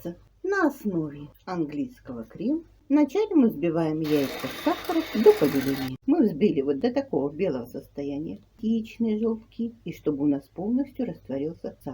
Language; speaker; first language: Russian; native; Russian